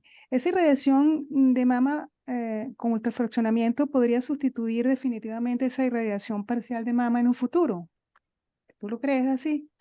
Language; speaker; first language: Spanish; native; Spanish